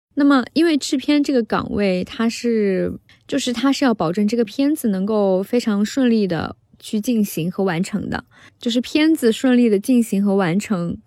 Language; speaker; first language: Chinese; native; Chinese